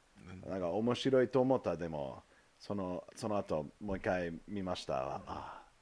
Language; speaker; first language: Japanese; non-native, learner; English